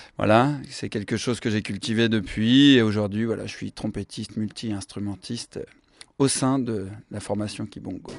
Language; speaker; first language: French; native; French